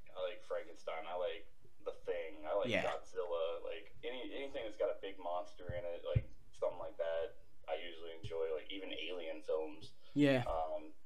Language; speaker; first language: English; native; English